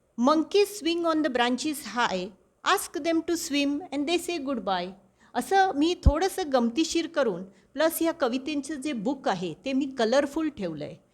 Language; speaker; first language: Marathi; non-native, local second language; Konkani